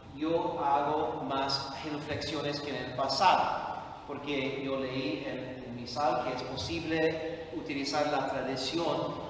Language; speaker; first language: Spanish; non-native, fluent; English